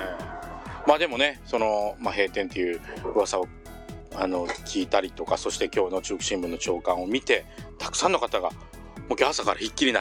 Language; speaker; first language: Japanese; native; Japanese